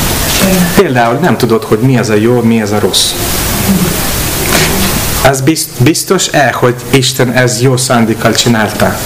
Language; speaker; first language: Hungarian; non-native, fluent; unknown